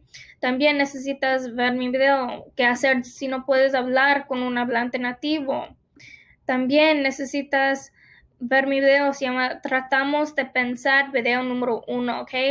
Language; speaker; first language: Spanish; non-native, fluent; English